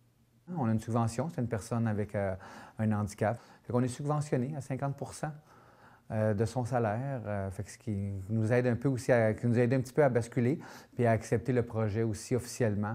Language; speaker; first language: French; native; French